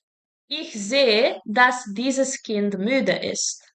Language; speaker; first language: German; non-native, fluent; Serbian